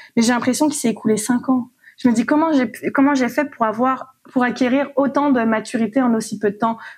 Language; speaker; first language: French; native; French